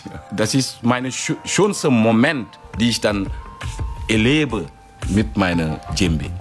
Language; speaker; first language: German; non-native, fluent; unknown